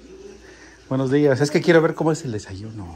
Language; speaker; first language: Spanish; native; Spanish